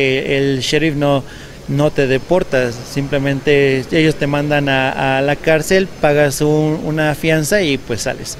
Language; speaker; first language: Spanish; native; Spanish